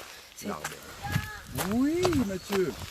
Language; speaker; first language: French; native; French